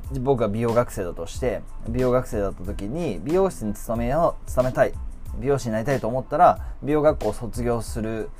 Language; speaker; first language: Japanese; native; Japanese